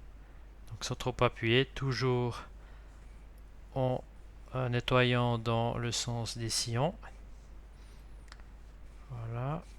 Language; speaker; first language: French; native; French